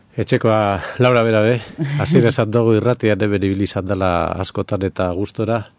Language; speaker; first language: Basque; native; Basque